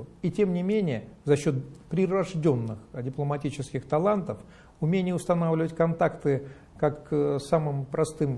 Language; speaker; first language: Russian; native; Russian